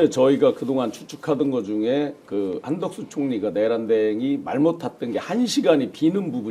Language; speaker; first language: Korean; native; Korean